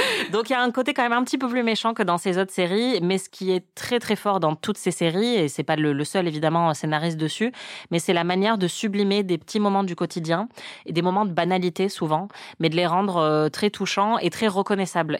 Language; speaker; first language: French; native; French